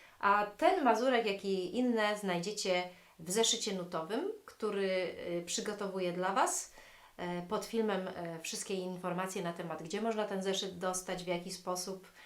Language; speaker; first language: Polish; native; Polish